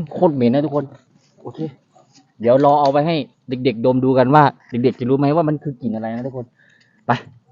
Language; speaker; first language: Thai; native; Thai